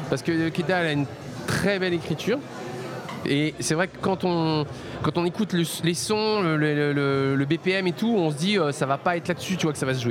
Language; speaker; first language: French; native; French